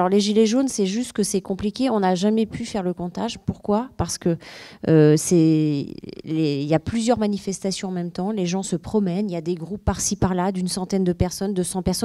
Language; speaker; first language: French; native; French